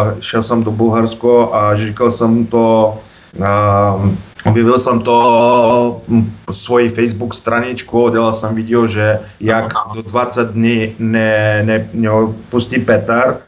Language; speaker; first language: Czech; non-native, learner; Bulgarian